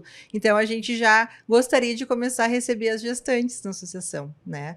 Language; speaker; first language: Portuguese; native; Portuguese